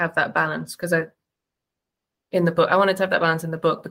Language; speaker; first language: English; native; English